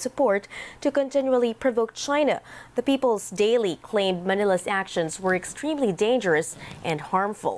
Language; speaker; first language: English; non-native, local second language; Filipino